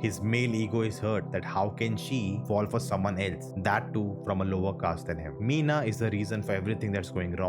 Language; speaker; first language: English; non-native, local second language; Hindi